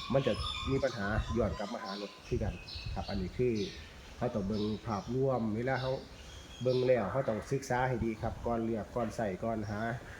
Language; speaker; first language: Thai; native; Thai